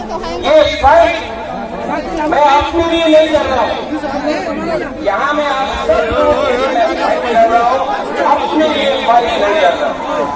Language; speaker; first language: Hindi; non-native, local second language; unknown